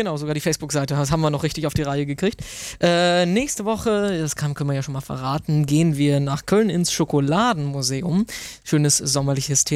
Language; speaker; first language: German; native; German